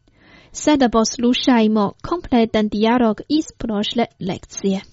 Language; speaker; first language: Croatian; non-native, fluent; Chinese